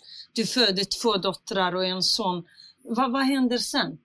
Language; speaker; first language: Swedish; non-native, fluent; Central Kurdish